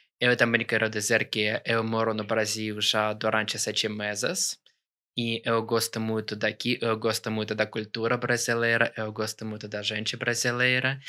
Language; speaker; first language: Portuguese; non-native, learner; Russian